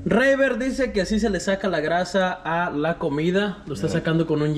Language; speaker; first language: Spanish; native; Spanish